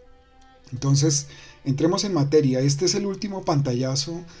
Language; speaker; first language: Spanish; native; Spanish